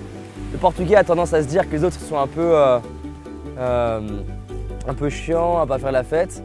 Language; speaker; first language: French; native; French